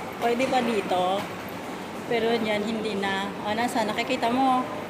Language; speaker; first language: Filipino; non-native, local second language; Cebuano